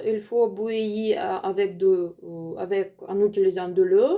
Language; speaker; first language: French; non-native, learner; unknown